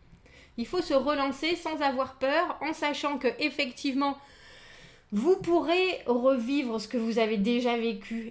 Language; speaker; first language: French; native; French